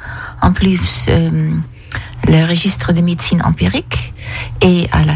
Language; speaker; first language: French; non-native, fluent; Dutch